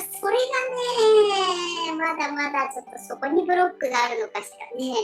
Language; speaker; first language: Japanese; native; Japanese